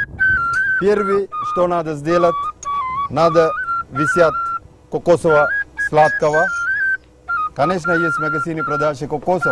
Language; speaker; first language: Russian; non-native, fluent; Sinhala